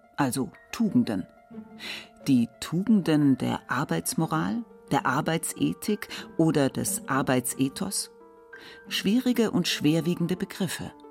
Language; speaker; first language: German; native; German